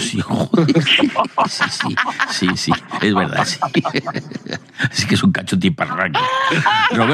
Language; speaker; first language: Spanish; native; Spanish